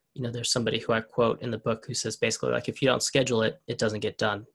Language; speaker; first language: English; native; English